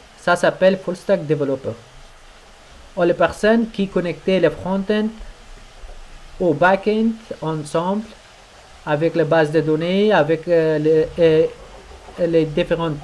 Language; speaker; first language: French; non-native, learner; Persian